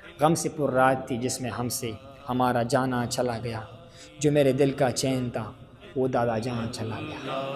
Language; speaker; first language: Urdu; non-native, local second language; Pashto